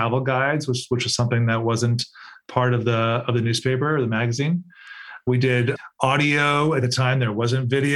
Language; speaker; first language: English; native; English